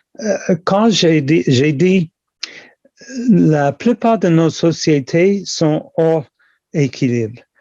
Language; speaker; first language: French; non-native, local second language; English